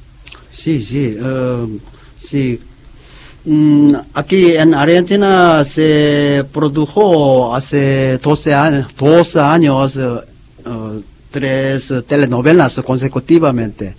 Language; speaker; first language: Spanish; non-native, learner; Korean